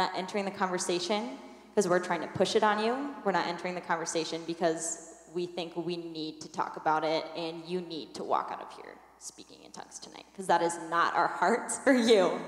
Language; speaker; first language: English; native; English